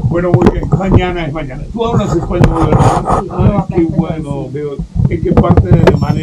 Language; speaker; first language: Spanish; native; Spanish